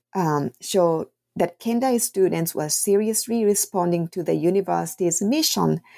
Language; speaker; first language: English; non-native, fluent; Japanese